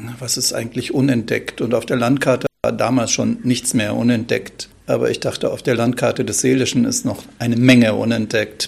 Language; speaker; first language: German; native; German